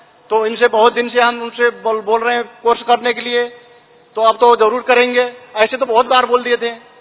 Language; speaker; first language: Hindi; non-native, fluent; Nepali